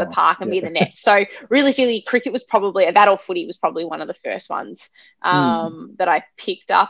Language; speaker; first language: English; native; English